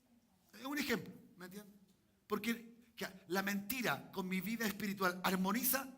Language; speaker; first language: Spanish; native; Spanish